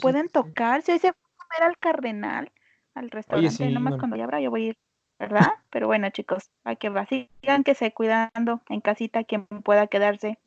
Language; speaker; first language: Spanish; native; Spanish